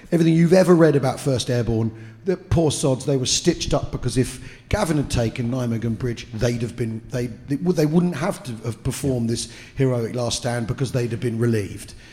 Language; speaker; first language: English; native; English